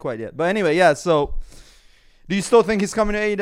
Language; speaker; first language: English; non-native, fluent; Persian